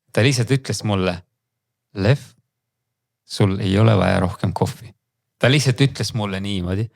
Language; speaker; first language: Estonian; non-native, local second language; Russian